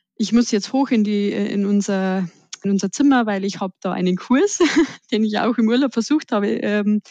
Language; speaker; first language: German; native; German